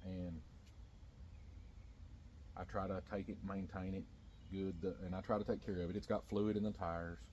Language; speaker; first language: English; native; English